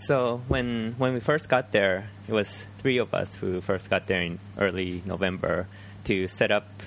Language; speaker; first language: English; early bilingual, other home language; Japanese